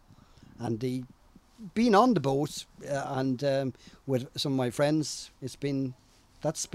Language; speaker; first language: English; native; English